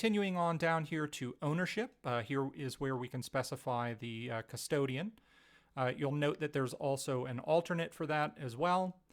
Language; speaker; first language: English; native; English